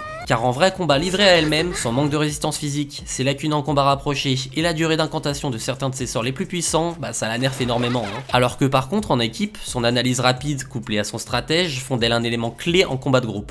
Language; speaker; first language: French; native; French